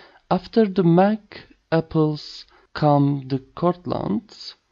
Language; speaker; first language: English; non-native, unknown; Turkish